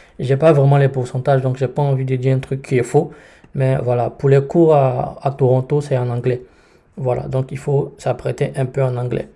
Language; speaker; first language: French; native; French